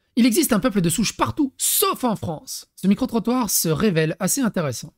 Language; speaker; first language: French; early bilingual, other home language; Serbian